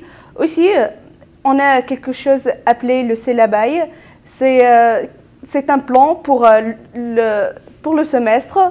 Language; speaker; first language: French; non-native, local second language; Arabic